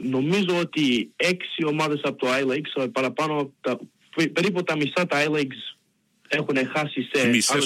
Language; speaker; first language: Greek; early bilingual, heritage; Greek